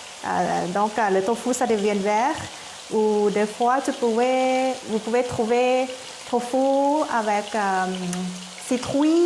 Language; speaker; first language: French; non-native, learner; Thai